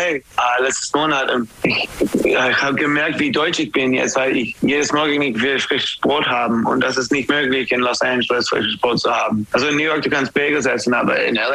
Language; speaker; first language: German; non-native, learner; English